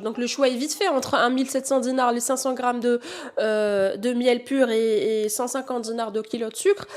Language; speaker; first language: French; non-native, local second language; Arabic